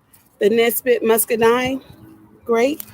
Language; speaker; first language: English; native; English